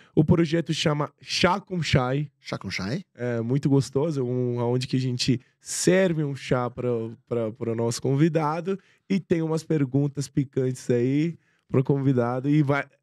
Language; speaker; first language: Portuguese; non-native, fluent; Persian